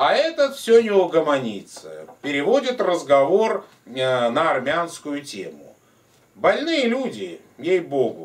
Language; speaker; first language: Russian; native; Russian